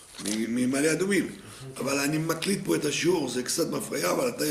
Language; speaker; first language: Hebrew; non-native, fluent; French